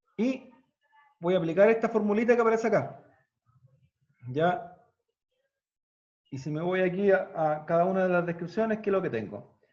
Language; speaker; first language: Spanish; native; Spanish